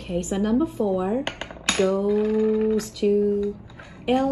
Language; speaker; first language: English; non-native, fluent; Thai